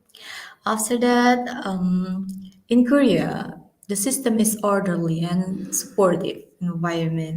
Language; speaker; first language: English; non-native, learner; Indonesian